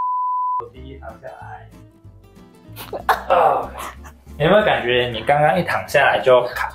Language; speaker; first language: Chinese; native; Chinese